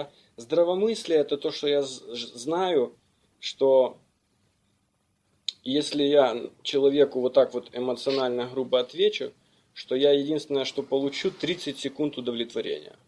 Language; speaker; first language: Russian; native; Russian